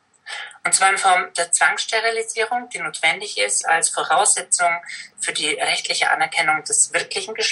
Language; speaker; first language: German; native; German